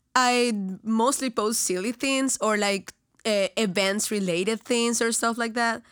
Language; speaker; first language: English; non-native, fluent; Spanish